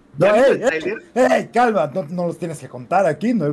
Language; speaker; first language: Spanish; native; Spanish